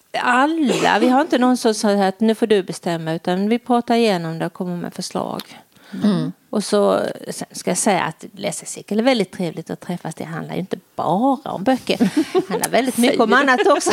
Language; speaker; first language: Swedish; native; Swedish